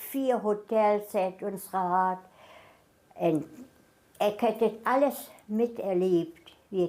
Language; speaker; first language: Afrikaans; non-native, local second language; German